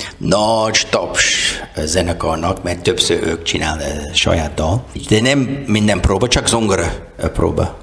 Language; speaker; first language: Hungarian; non-native, learner; English